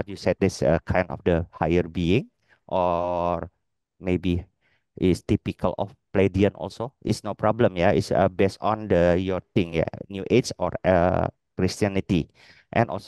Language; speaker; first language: English; non-native, learner; Indonesian